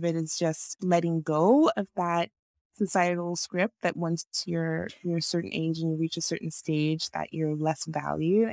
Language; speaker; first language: English; non-native, local second language; Yoruba